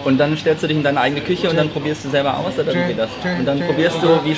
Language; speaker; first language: German; native; German